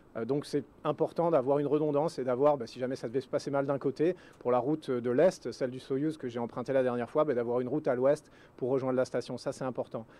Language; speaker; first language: French; native; French